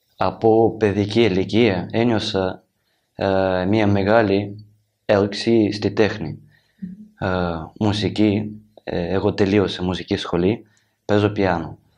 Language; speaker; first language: Greek; non-native, learner; Ukrainian